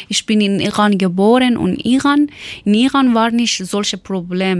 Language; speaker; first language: German; non-native, learner; Persian